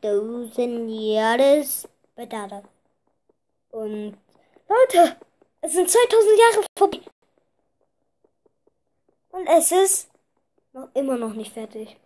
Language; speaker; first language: German; early bilingual, other home language; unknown